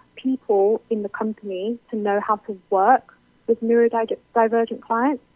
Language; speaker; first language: English; native; English